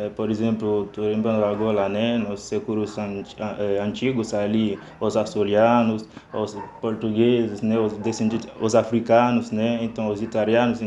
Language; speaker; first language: Portuguese; non-native, fluent; Haitian Creole